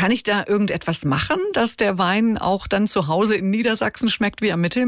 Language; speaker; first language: German; native; German